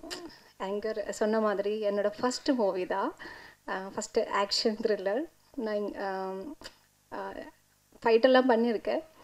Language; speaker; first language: Tamil; non-native, learner; Malayalam